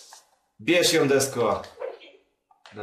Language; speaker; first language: Polish; native; Polish